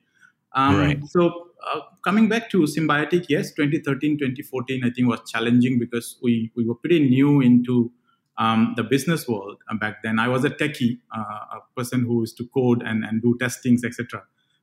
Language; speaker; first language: English; non-native, local second language; Bangla